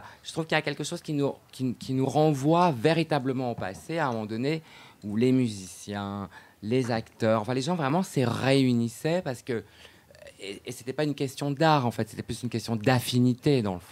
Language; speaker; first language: French; native; French